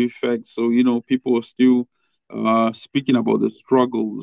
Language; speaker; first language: English; non-native, local second language; Shona